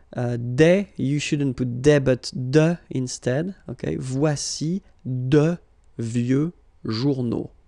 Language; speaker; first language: English; non-native, fluent; French